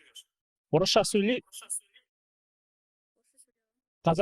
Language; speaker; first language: Kazakh; non-native, learner; Russian